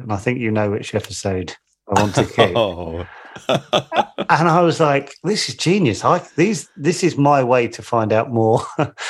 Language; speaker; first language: English; native; English